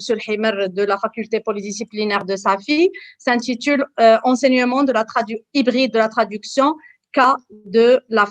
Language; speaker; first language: French; non-native, local second language; Arabic